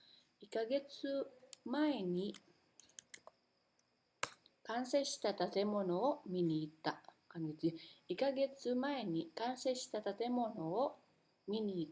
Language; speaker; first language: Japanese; non-native, fluent; Indonesian